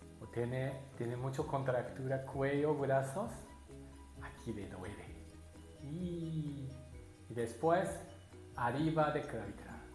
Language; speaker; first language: Spanish; non-native, learner; Japanese